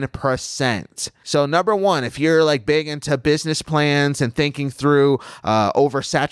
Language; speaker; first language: English; native; English